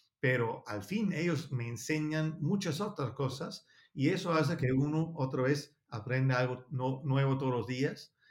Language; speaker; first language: Spanish; non-native, learner; Danish